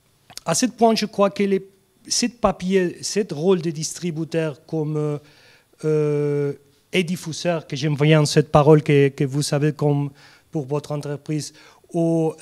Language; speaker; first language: French; non-native, fluent; Spanish